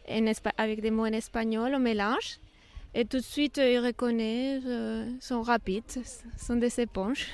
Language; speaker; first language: French; non-native, fluent; Spanish